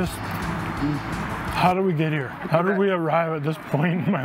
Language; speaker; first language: English; native; English